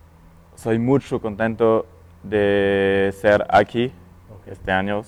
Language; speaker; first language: Spanish; non-native, learner; French